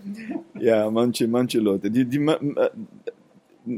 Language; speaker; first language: German; non-native, fluent; Seselwa Creole French